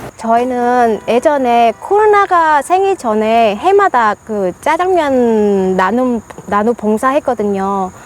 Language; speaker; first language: Korean; non-native, fluent; Vietnamese